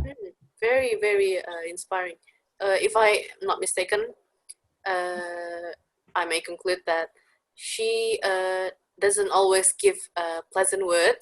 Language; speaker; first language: English; non-native, fluent; Indonesian